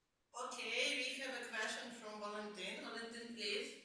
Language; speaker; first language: English; non-native, learner; Ukrainian